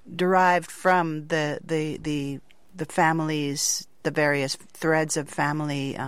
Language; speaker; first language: English; native; English